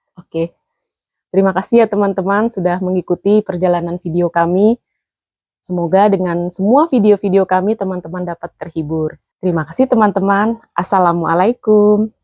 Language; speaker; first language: Indonesian; native; Indonesian